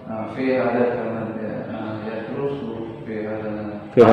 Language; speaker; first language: Arabic; non-native, learner; Indonesian